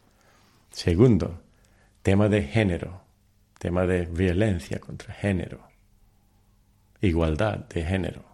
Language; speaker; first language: Spanish; early bilingual, heritage; Telugu